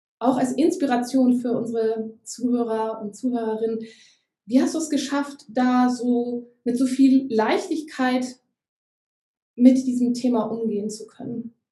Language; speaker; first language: German; native; German